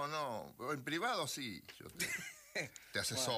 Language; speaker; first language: Spanish; native; Spanish